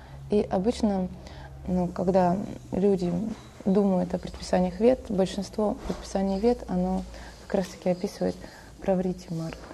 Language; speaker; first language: Russian; native; Russian